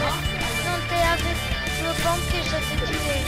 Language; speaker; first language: French; non-native, learner; English